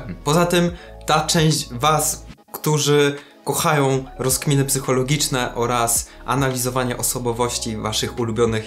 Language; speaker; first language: Polish; native; Polish